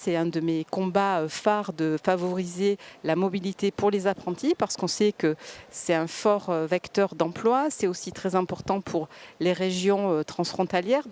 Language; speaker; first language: French; native; French